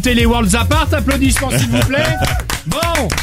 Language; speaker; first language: French; native; French